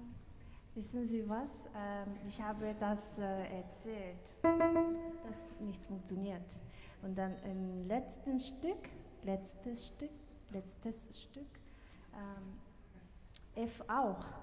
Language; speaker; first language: German; non-native, learner; Korean